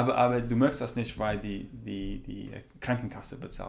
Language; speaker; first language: German; non-native, learner; English